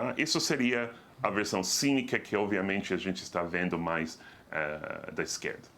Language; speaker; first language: Portuguese; non-native, fluent; English